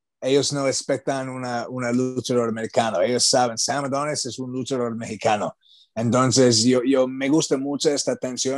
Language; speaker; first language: Spanish; non-native, learner; English